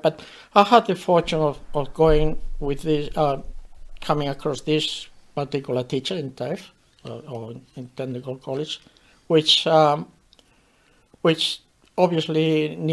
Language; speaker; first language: English; non-native, fluent; Spanish